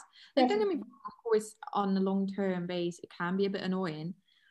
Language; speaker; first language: English; non-native, fluent; German